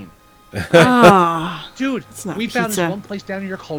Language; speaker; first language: English; native; English